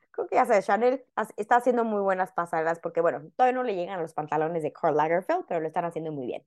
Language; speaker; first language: Spanish; native; Spanish